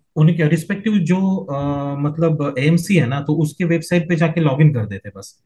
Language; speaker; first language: Hindi; non-native, local second language; Marathi